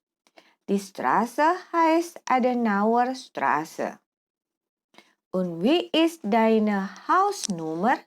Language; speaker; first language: German; non-native, fluent; Indonesian